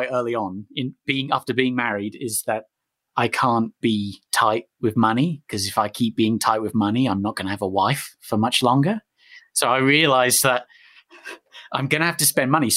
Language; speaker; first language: English; native; English